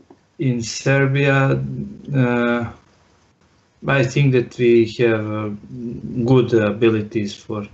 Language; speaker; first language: English; non-native, learner; Serbian